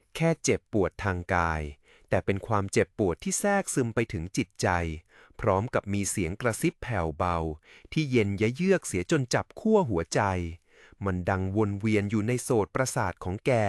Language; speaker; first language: Thai; native; Thai